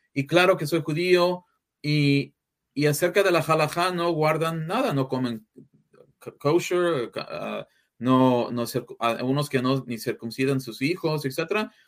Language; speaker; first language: Spanish; early bilingual, heritage; English